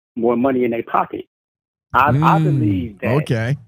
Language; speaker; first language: English; native; English